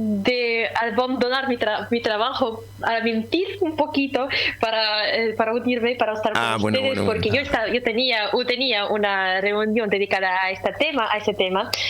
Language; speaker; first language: Spanish; non-native, fluent; Russian